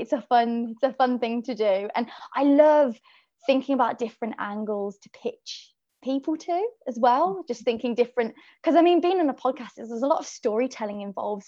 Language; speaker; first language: English; native; English